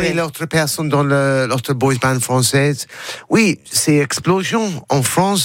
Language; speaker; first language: French; non-native, learner; English